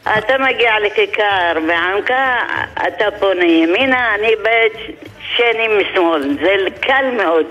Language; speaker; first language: Hebrew; early bilingual, other home language; Arabic